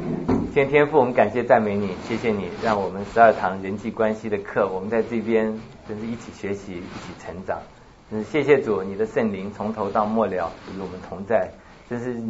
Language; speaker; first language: Chinese; native; Chinese